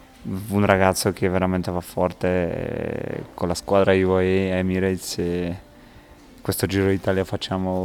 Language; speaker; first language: Italian; non-native, fluent; Polish